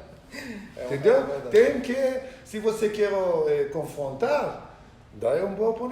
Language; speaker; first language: Portuguese; non-native, learner; Hebrew